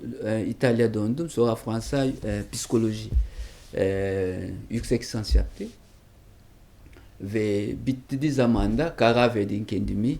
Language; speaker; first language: Turkish; non-native, learner; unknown